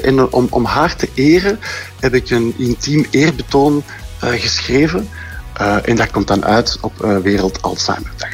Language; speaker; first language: Dutch; native; Dutch